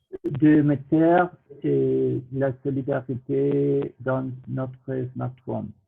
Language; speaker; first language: French; non-native, learner; Spanish